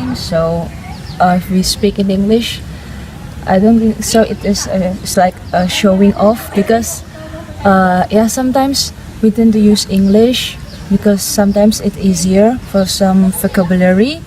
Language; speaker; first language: English; non-native, fluent; Indonesian